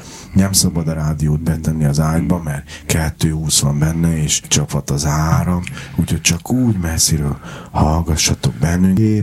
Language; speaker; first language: Hungarian; native; Hungarian